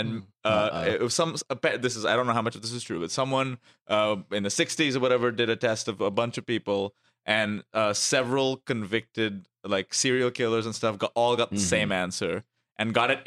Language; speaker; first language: English; non-native, local second language; Hindi